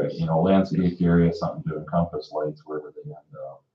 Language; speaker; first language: English; native; English